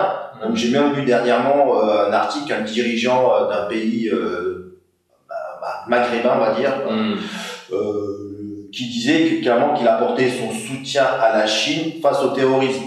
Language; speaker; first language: French; native; French